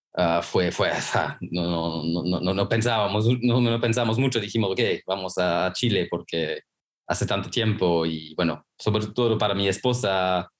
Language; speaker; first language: Spanish; non-native, fluent; Luxembourgish